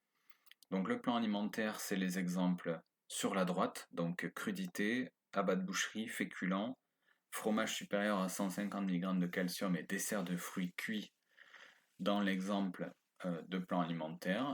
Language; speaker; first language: French; native; French